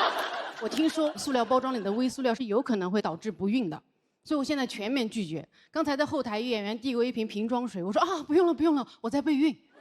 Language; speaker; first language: Chinese; native; Chinese